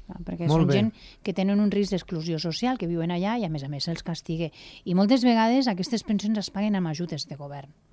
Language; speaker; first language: Catalan; non-native, local second language; Spanish